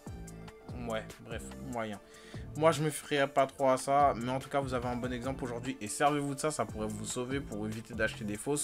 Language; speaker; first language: French; native; French